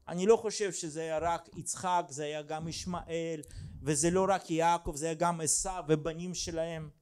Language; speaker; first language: Hebrew; non-native, fluent; Russian